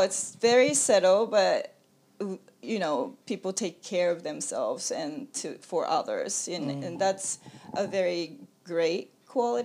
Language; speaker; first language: English; non-native, fluent; Japanese